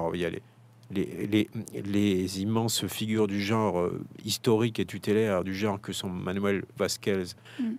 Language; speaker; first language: French; native; French